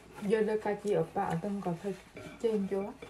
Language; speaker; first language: Korean; non-native, learner; Vietnamese